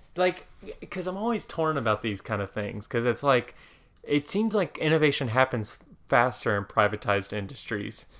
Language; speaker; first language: English; native; English